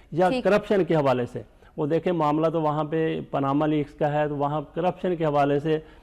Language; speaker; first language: Urdu; native; Urdu